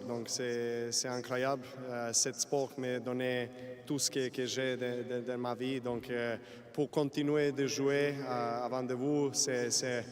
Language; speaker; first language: French; non-native, fluent; Serbian